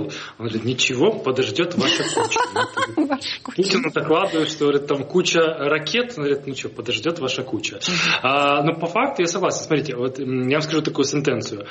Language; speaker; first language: Russian; native; Russian